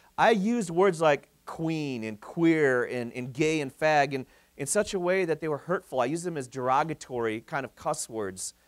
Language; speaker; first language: English; native; English